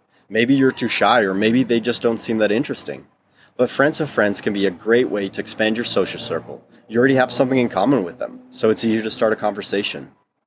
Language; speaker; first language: English; non-native, fluent; Dutch